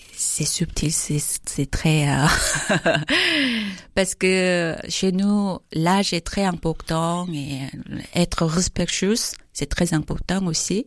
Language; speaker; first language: French; non-native, fluent; Korean